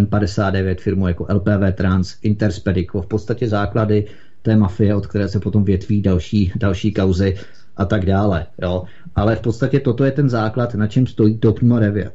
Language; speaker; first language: Czech; native; Czech